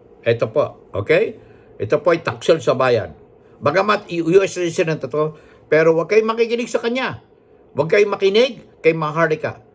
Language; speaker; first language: Filipino; non-native, local second language; Hiligaynon